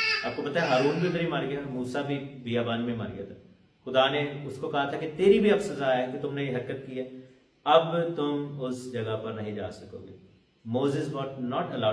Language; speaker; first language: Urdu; non-native, local second language; Punjabi